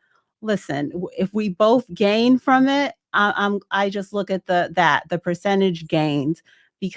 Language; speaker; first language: English; native; English